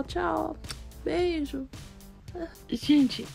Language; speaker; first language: Portuguese; non-native, learner; English